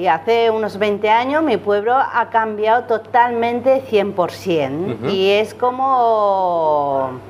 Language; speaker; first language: Spanish; non-native, learner; Chinese